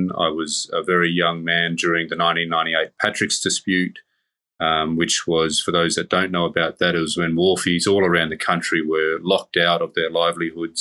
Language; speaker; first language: English; native; English